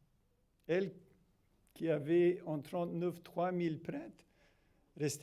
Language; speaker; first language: French; non-native, fluent; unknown